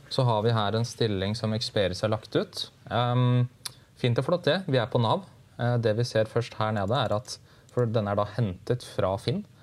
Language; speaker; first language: Norwegian; native; Norwegian